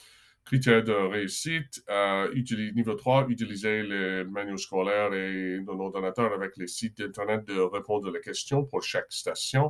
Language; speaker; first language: French; non-native, local second language; English